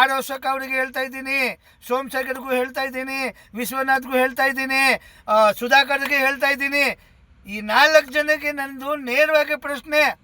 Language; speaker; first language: Kannada; non-native, local second language; Gujarati